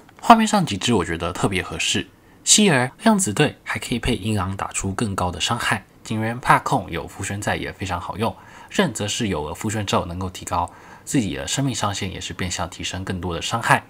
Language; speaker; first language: Chinese; native; Chinese